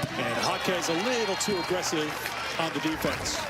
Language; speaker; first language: English; native; English